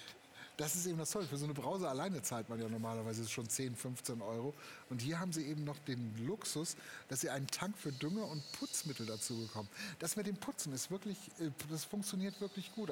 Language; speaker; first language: German; native; German